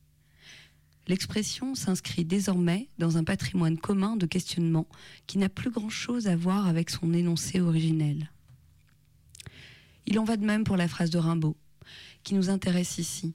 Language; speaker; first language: French; native; French